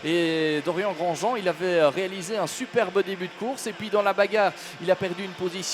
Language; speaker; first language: French; native; French